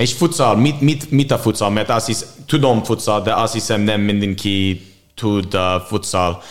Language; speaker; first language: Hungarian; non-native, learner; English